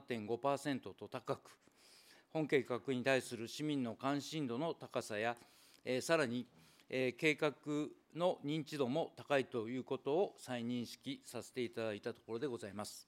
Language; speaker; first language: Japanese; native; Japanese